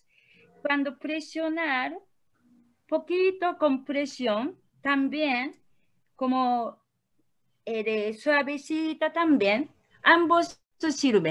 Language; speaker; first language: Spanish; non-native, learner; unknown